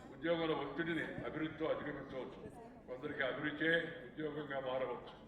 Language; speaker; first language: Telugu; native; Telugu